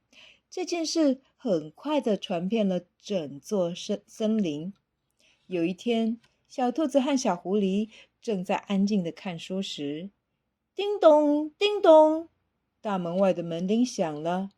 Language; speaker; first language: Chinese; native; Chinese